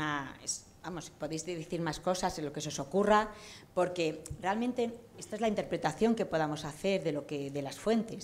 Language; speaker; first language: Spanish; native; Spanish